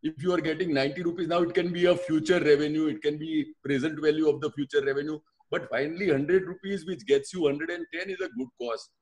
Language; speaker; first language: English; non-native, local second language; Gujarati